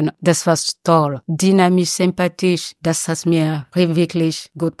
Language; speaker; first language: German; non-native, learner; French